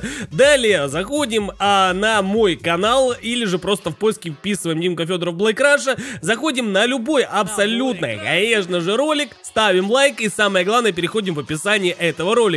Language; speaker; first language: Russian; native; Russian